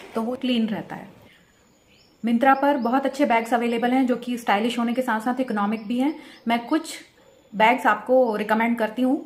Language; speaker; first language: Hindi; native; Hindi